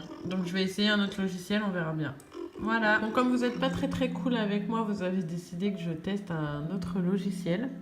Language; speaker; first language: French; native; French